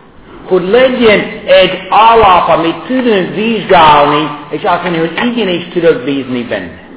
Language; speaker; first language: Hungarian; non-native, fluent; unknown